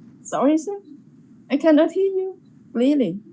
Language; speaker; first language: English; non-native, learner; Vietnamese